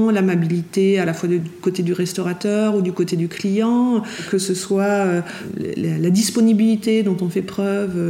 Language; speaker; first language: French; native; French